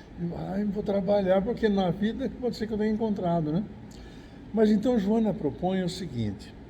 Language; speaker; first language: Portuguese; native; Portuguese